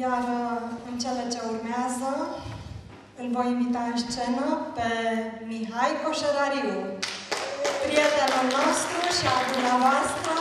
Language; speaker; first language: Romanian; native; Romanian